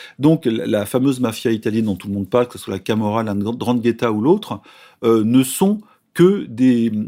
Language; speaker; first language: French; native; French